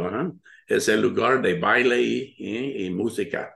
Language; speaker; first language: Spanish; non-native, fluent; English